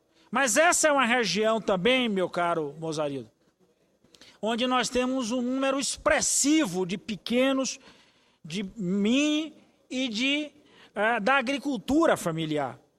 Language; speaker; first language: Portuguese; native; Portuguese